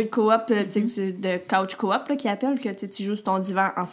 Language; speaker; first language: French; native; French